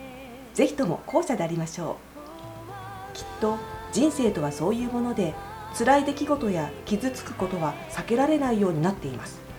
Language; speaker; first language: Japanese; native; Japanese